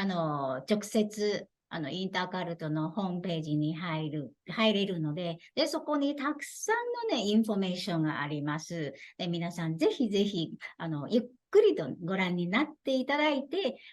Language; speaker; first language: Japanese; non-native, fluent; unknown